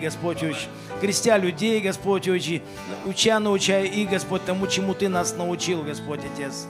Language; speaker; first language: Russian; native; Russian